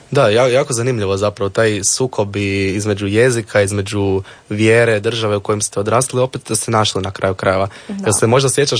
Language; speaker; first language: Serbian; native; Serbian